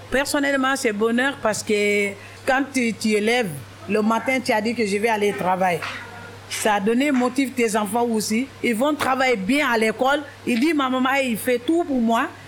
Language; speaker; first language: French; non-native, local second language; Wolof